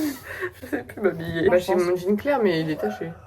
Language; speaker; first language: French; native; French